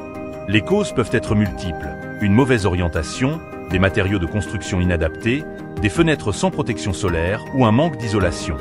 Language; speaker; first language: French; native; French